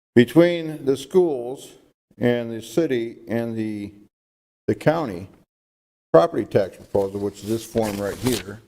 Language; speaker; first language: English; native; English